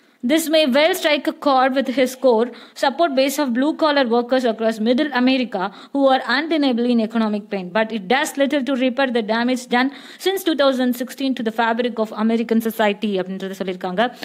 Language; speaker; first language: English; non-native, local second language; Tamil